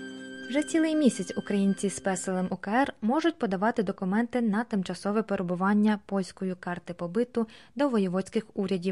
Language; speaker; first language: Ukrainian; native; Ukrainian